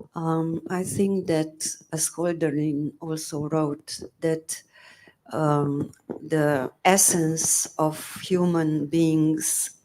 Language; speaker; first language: English; non-native, fluent; Slovenian